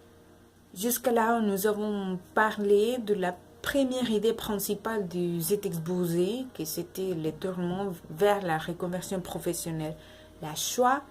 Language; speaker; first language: French; non-native, learner; Spanish